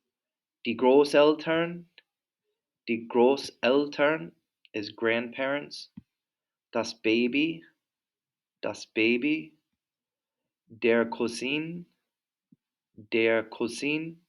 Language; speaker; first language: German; non-native, fluent; English